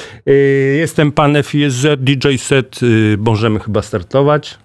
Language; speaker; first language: Polish; native; Polish